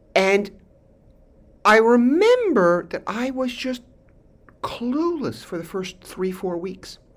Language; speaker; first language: English; native; English